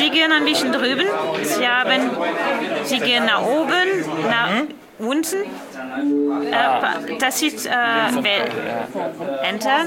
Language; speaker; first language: German; non-native, learner; French